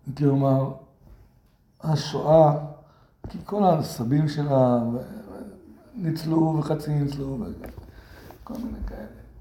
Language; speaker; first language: Hebrew; early bilingual, other home language; English